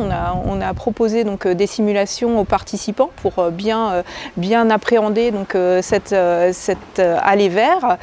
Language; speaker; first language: French; native; French